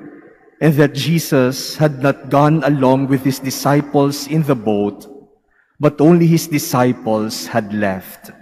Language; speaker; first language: English; non-native, local second language; Filipino